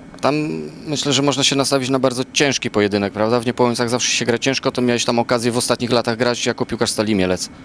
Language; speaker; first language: Polish; native; Polish